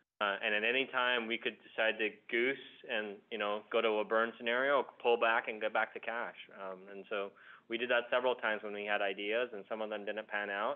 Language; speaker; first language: English; early bilingual, other home language; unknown